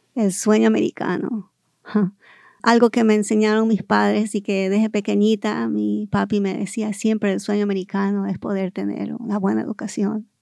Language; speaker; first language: Spanish; early bilingual, heritage; Spanish